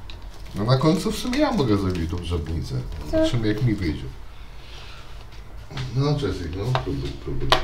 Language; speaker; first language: Polish; native; Polish